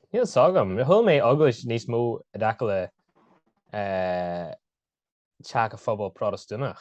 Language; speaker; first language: Irish; non-native, local second language; English